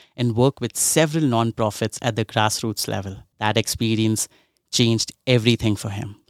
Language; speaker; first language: English; non-native, local second language; Hindi